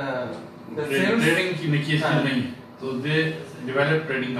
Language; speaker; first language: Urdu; non-native, fluent; Japanese